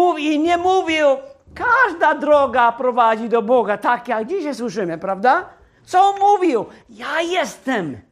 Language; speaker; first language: Polish; non-native, fluent; English